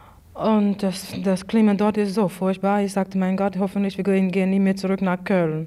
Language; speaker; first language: German; non-native, fluent; English